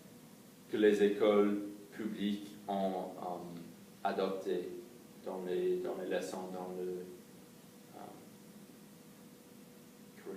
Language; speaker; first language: French; non-native, fluent; English